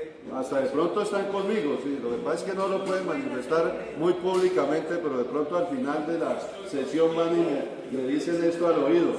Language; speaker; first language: Spanish; native; Spanish